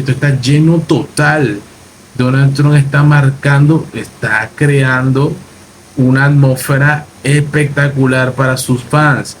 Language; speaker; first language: Spanish; native; Spanish